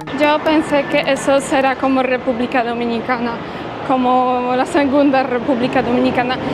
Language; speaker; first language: Spanish; non-native, fluent; Polish